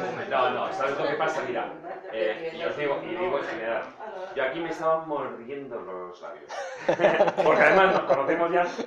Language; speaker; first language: Spanish; native; Spanish